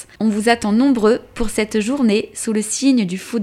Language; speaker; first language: French; native; French